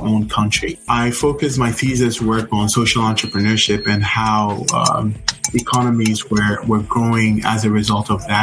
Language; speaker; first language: English; non-native, local second language; Akan